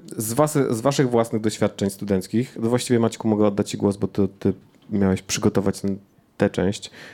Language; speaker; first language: Polish; native; Polish